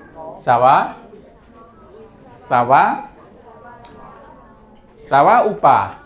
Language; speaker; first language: French; non-native, fluent; Khmer